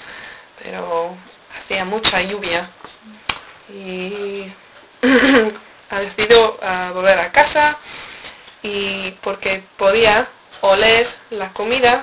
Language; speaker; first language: Spanish; non-native, learner; English